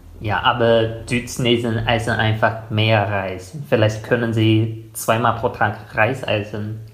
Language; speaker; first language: German; non-native, fluent; Chinese